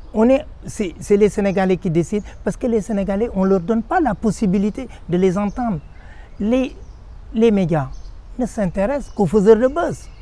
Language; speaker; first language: French; non-native, local second language; Wolof